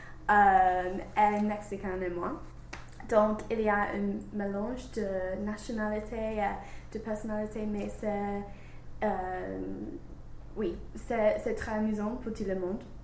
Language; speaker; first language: French; non-native, learner; English